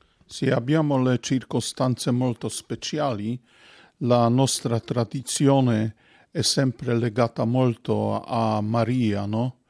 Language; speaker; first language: Italian; non-native, fluent; Polish